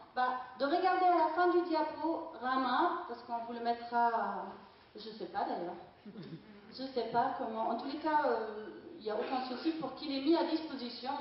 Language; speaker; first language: French; non-native, fluent; German